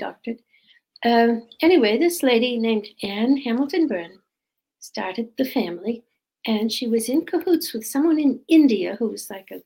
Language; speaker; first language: English; native; English